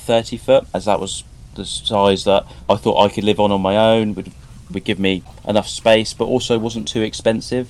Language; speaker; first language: English; native; English